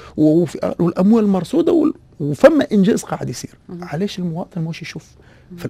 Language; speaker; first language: Arabic; native; Arabic